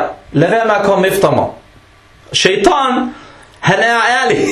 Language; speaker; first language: Danish; early bilingual, other home language; Arabic